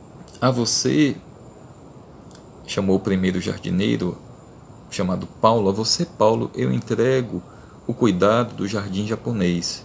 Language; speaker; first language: Portuguese; native; Portuguese